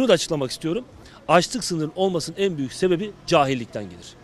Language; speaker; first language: Turkish; native; Turkish